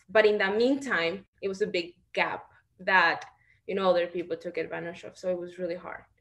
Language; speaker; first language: English; non-native, fluent; Spanish